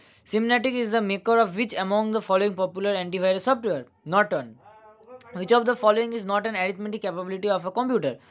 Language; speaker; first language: English; non-native, local second language; Bangla